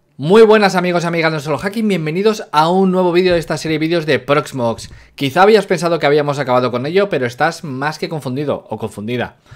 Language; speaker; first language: Spanish; native; Spanish